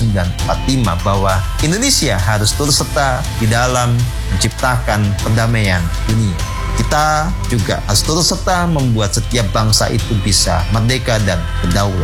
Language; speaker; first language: Indonesian; native; Indonesian